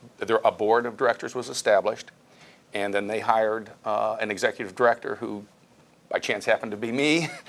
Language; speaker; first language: English; native; English